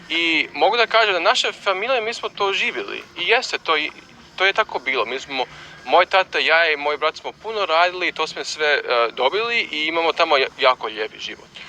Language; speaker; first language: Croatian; early bilingual, heritage; English